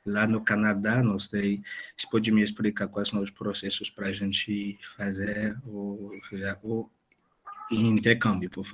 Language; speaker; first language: Portuguese; non-native, fluent; Haitian Creole